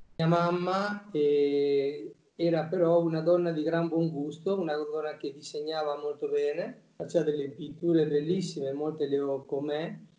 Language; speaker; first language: Italian; non-native, fluent; Spanish